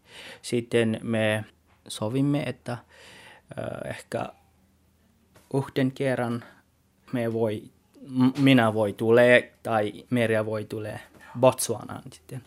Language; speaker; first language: Finnish; non-native, learner; Tswana